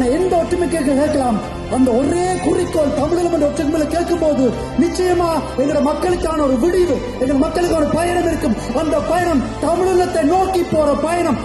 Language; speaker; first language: Tamil; early bilingual, heritage; Tamil